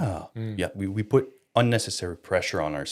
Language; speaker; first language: English; non-native, local second language; French